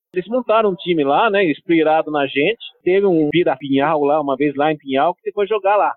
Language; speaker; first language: Portuguese; early bilingual, other home language; Italian